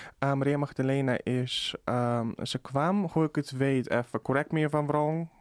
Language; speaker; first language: Dutch; early bilingual, other home language; Russian